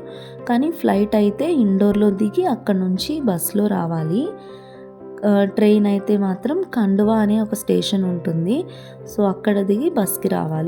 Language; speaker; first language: Telugu; native; Telugu